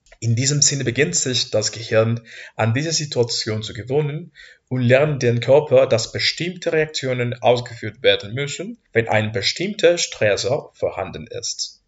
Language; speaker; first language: German; non-native, fluent; Spanish